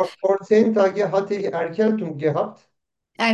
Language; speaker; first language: German; non-native, learner; Turkish